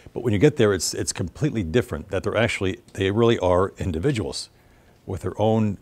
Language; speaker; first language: English; native; English